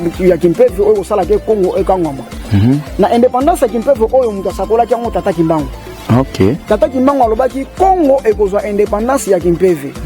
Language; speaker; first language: Lingala; non-native, local second language; Kongo